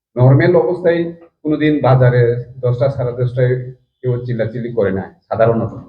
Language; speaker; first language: Bangla; non-native, local second language; Kok Borok